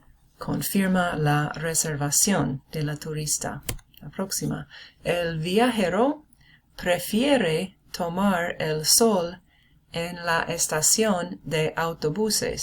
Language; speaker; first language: Spanish; non-native, fluent; English